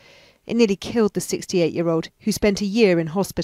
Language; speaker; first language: English; native; English